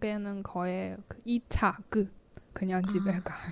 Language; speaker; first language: Korean; non-native, fluent; Chinese